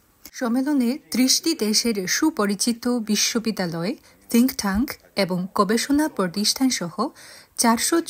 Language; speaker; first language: Bangla; non-native, fluent; Chinese